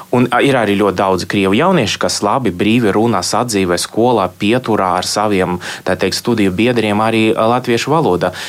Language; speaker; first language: Latvian; non-native, local second language; Russian